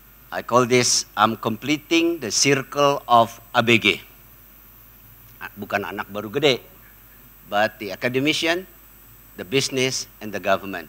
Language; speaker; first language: English; non-native, fluent; Indonesian